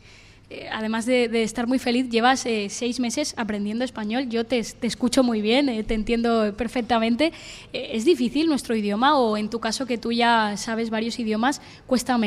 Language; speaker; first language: Spanish; native; Spanish